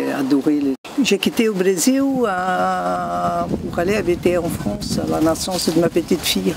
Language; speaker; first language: French; non-native, fluent; Portuguese